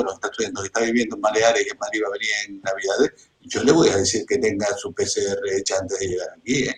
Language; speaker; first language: Spanish; native; Spanish